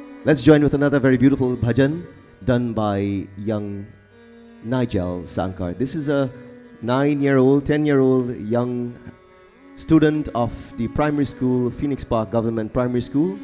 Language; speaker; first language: English; native; English